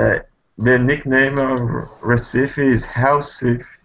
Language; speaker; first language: English; non-native, learner; Portuguese